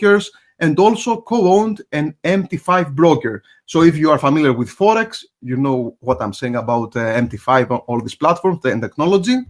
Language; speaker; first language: English; non-native, fluent; Greek